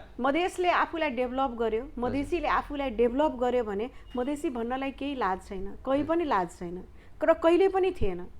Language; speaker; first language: Nepali; non-native, local second language; Maithili